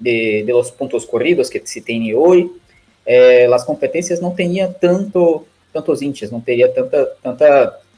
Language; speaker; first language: Spanish; non-native, learner; Portuguese